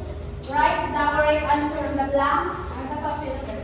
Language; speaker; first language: English; non-native, local second language; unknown